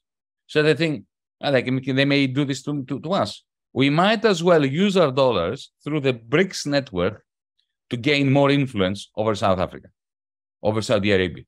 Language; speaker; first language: English; non-native, fluent; Greek